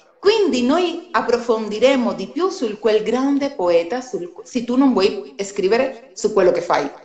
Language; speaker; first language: Italian; non-native, fluent; Spanish